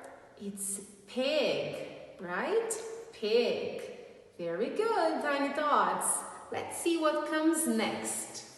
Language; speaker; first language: English; non-native, fluent; Portuguese